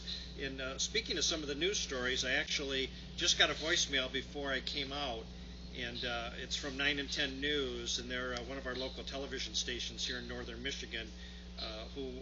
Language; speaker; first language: English; native; English